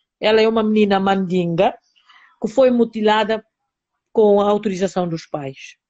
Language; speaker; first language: Portuguese; non-native, local second language; Upper Guinea Crioulo